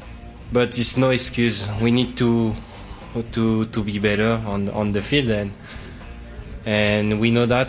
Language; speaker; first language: English; non-native, learner; French